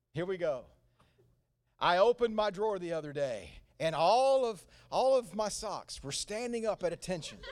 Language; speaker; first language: English; native; English